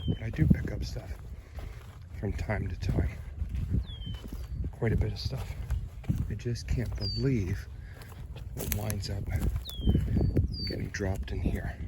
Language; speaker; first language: English; native; English